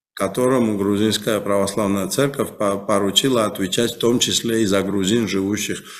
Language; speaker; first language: Russian; non-native, local second language; Georgian